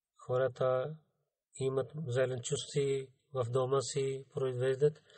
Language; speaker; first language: Bulgarian; non-native, fluent; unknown